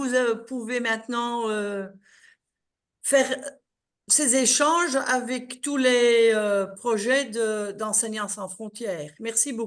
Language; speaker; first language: French; non-native, local second language; Dutch